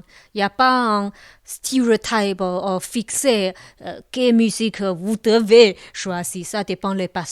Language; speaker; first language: French; non-native, local second language; Chinese